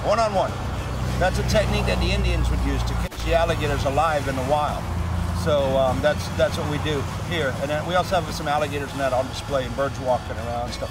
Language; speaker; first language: English; native; English